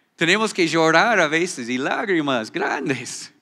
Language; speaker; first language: Spanish; non-native, fluent; English